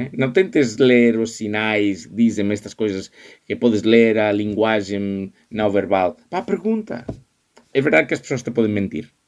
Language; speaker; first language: Portuguese; non-native, fluent; Spanish